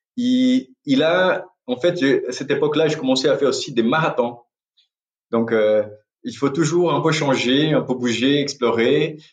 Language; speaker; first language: French; non-native, fluent; Portuguese